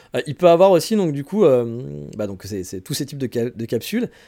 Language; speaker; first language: French; native; French